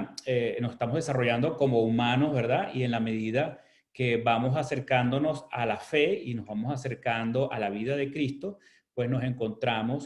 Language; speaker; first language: Spanish; native; Spanish